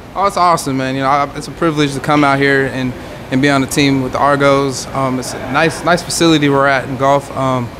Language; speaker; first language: English; native; English